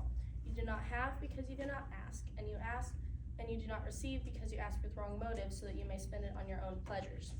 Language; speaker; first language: English; native; English